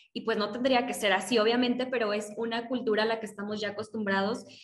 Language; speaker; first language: Spanish; native; Spanish